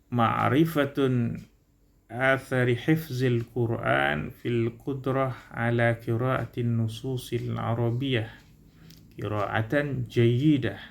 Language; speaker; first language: Arabic; non-native, learner; Indonesian